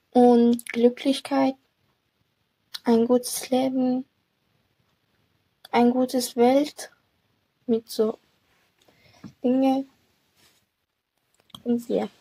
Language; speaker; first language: German; non-native, learner; Persian